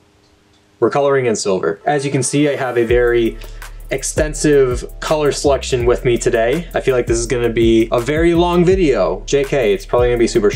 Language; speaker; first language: English; native; English